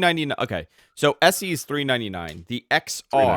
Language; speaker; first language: English; native; English